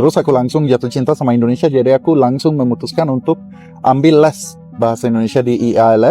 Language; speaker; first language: Indonesian; non-native, fluent; Swedish